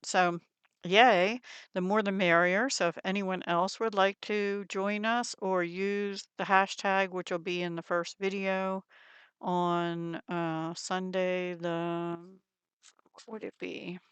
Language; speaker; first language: English; native; English